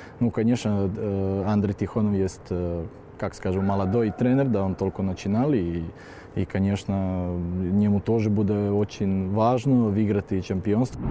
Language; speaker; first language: Russian; non-native, learner; Serbian